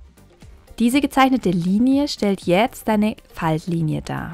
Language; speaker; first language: German; native; German